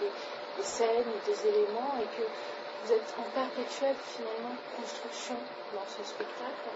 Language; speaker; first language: French; native; French